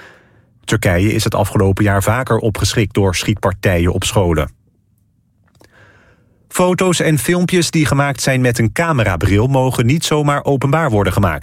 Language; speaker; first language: Dutch; native; Dutch